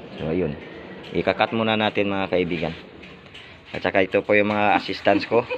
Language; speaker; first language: Filipino; non-native, fluent; Hiligaynon